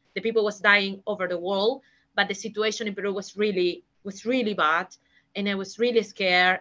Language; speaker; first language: English; non-native, fluent; Spanish